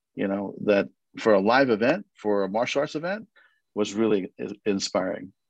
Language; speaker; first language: English; early bilingual, other home language; Korean